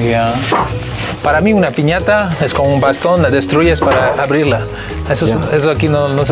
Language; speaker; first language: Spanish; non-native, fluent; English